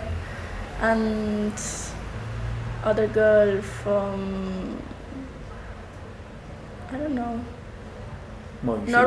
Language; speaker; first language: English; non-native, learner; Spanish